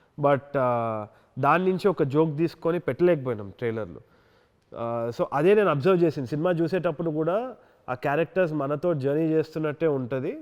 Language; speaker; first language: Telugu; native; Telugu